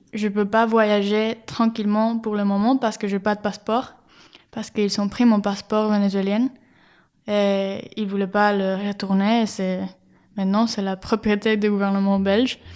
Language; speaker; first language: French; non-native, learner; Spanish